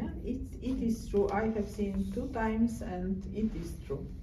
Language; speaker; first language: English; non-native, learner; Polish